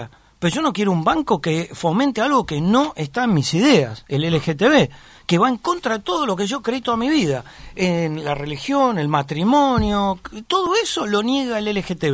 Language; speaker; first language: Spanish; native; Spanish